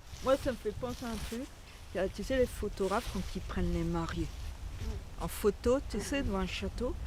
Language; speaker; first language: French; native; French